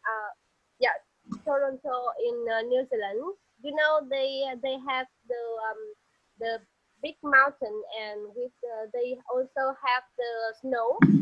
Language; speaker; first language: English; non-native, learner; Vietnamese